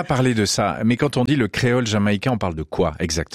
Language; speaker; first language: French; native; French